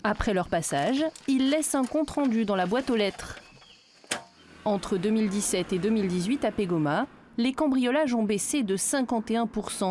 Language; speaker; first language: French; native; French